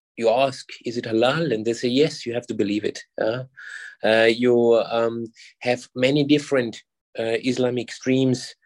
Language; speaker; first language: English; non-native, fluent; German